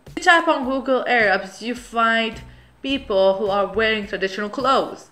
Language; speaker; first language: English; non-native, fluent; Arabic